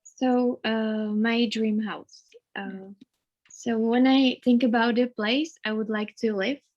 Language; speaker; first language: English; non-native, learner; Czech